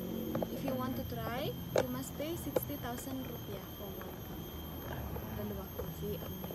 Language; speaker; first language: English; non-native, learner; Indonesian